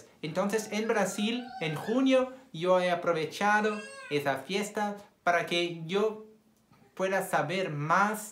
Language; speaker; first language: Spanish; non-native, fluent; Portuguese